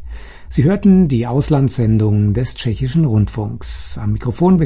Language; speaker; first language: German; native; German